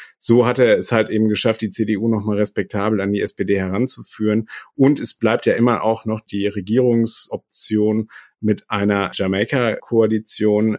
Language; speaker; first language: German; native; German